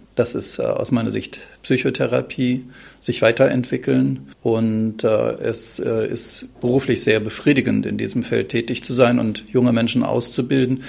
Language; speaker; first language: German; native; German